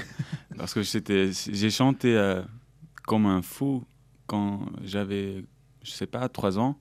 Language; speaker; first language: French; non-native, local second language; German